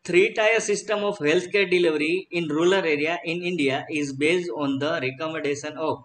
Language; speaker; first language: English; non-native, local second language; Gujarati